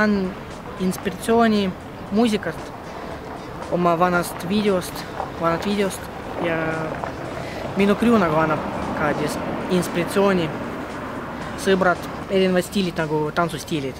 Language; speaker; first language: Estonian; non-native, local second language; Russian